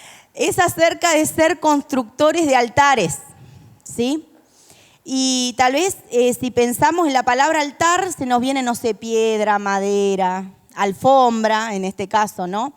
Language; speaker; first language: Spanish; native; Spanish